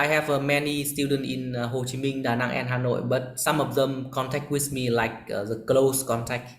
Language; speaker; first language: English; non-native, learner; Vietnamese